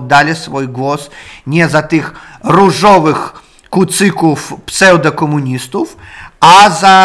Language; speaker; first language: Polish; non-native, learner; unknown